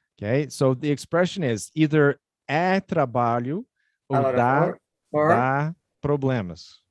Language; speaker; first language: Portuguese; non-native, fluent; English